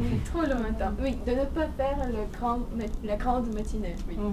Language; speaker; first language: French; non-native, fluent; Russian